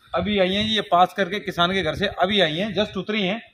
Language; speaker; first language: Hindi; native; Hindi